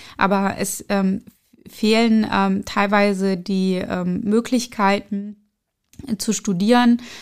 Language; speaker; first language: German; early bilingual, other home language; Arabic